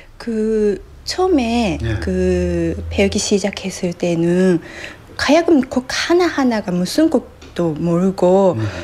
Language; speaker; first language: Korean; non-native, fluent; Japanese